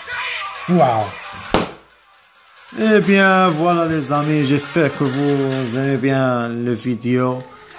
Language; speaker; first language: French; non-native, fluent; Arabic